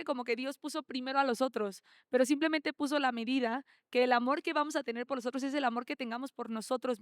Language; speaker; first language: Spanish; native; Spanish